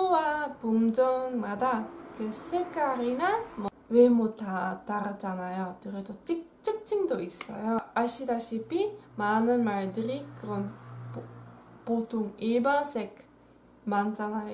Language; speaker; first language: Korean; non-native, fluent; Dutch